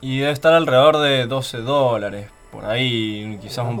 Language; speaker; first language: Spanish; native; Spanish